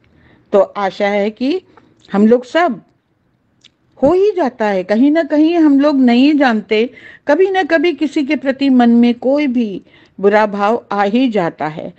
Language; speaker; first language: Hindi; native; Hindi